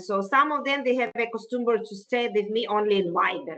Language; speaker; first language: English; non-native, fluent; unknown